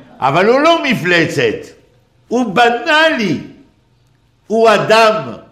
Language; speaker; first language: Hebrew; non-native, fluent; French